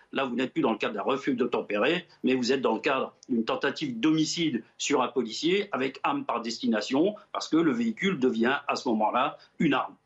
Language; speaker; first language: French; native; French